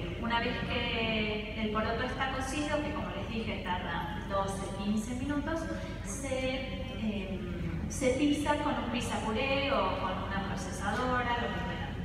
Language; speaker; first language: Spanish; native; Spanish